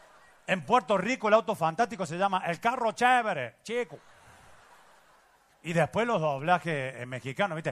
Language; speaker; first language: Spanish; native; Spanish